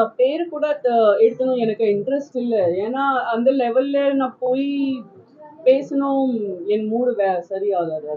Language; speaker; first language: Tamil; non-native, local second language; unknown